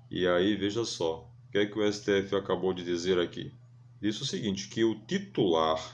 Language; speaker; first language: Portuguese; native; Portuguese